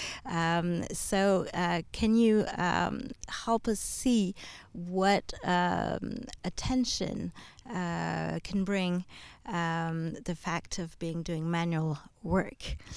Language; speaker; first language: English; non-native, fluent; French